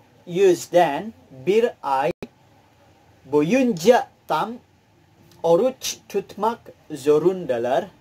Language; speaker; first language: Turkish; non-native, learner; Indonesian